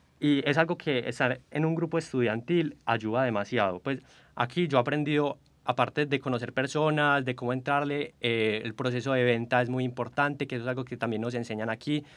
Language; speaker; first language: Spanish; native; Spanish